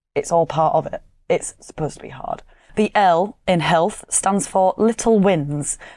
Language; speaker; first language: English; native; English